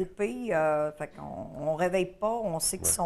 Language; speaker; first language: French; native; French